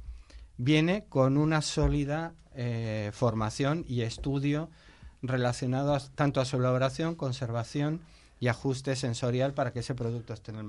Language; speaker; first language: Spanish; native; Spanish